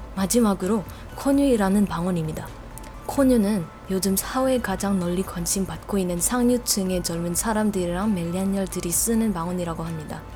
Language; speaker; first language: Korean; non-native, fluent; Filipino